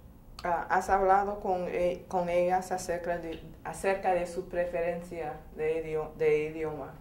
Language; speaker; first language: Spanish; non-native, fluent; English